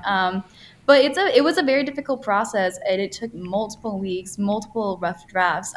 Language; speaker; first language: English; native; English